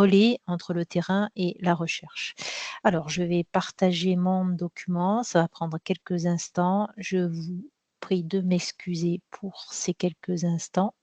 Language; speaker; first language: French; native; French